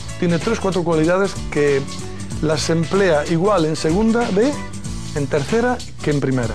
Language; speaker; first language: Spanish; native; Spanish